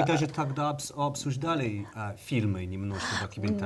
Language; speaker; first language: Russian; non-native, fluent; English